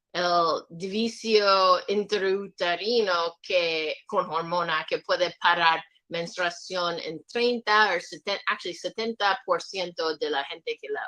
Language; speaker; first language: Spanish; non-native, learner; English